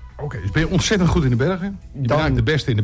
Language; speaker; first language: Dutch; native; Dutch